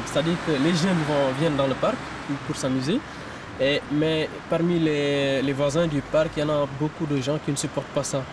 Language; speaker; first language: French; non-native, learner; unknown